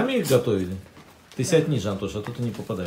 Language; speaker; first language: Russian; native; Russian